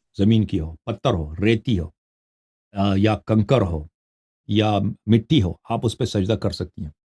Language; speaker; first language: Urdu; non-native, fluent; Persian